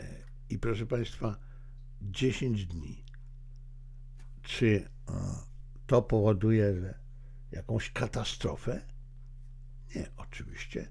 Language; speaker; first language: Polish; native; Polish